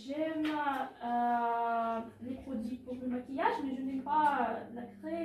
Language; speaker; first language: French; non-native, learner; Ukrainian